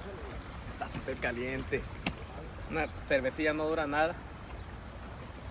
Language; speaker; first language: Spanish; native; Spanish